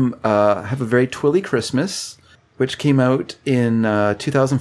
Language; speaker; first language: English; native; English